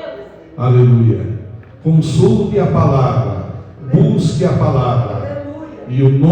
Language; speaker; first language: Portuguese; native; Portuguese